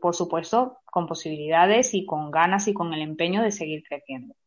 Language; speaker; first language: Spanish; native; Spanish